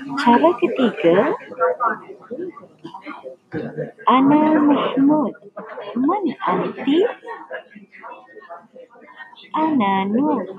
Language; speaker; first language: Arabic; non-native, fluent; Malay